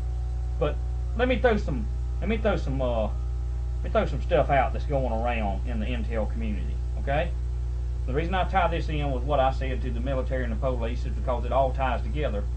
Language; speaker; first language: English; native; English